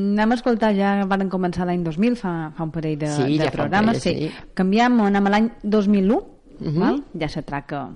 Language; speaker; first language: Catalan; native; Catalan